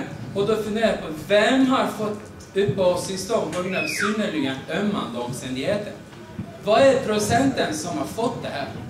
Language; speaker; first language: Swedish; non-native, fluent; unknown